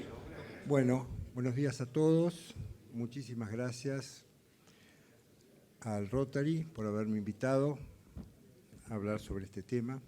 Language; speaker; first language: Spanish; native; Spanish